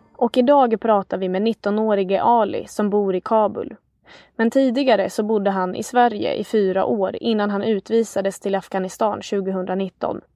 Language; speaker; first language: Swedish; native; Swedish